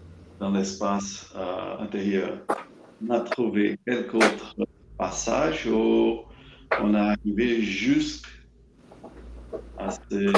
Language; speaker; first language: French; non-native, learner; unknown